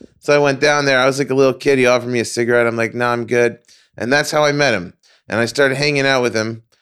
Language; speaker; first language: English; native; English